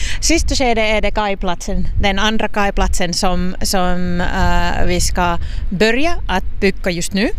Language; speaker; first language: Swedish; non-native, local second language; Finnish